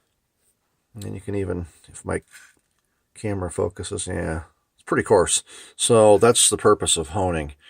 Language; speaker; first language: English; native; English